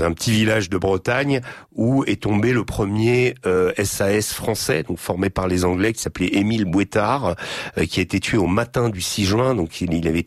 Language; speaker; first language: French; native; French